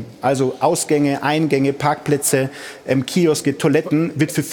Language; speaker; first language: German; native; German